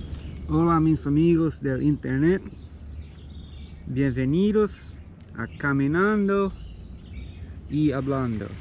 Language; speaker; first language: Spanish; non-native, learner; English